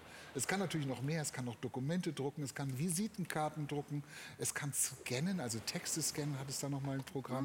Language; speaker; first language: German; native; German